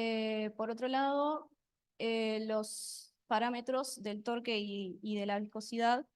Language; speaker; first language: Spanish; native; Spanish